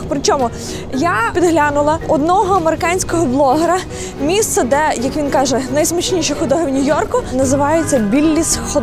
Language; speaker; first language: Ukrainian; native; Ukrainian